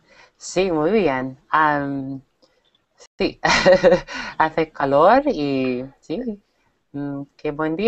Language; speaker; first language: Spanish; non-native, learner; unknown